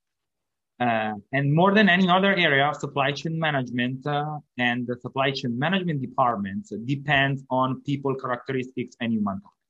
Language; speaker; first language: English; non-native, fluent; Italian